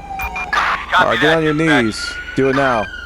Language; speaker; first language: English; native; English